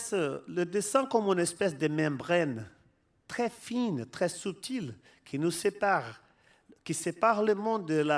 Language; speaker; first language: French; non-native, fluent; Portuguese